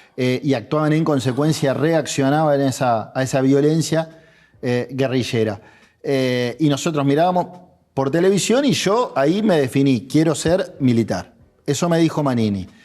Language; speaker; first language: Spanish; native; Spanish